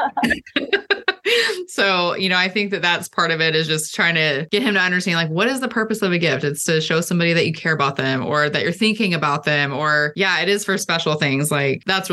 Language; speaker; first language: English; native; English